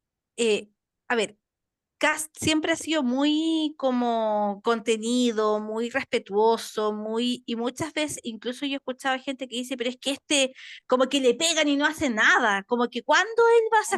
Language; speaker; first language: Spanish; native; Spanish